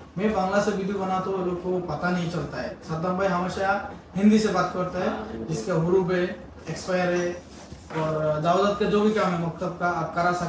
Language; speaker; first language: Hindi; non-native, fluent; Bangla